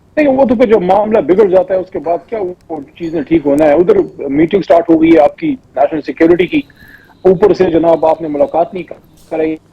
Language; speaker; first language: Urdu; non-native, local second language; Pashto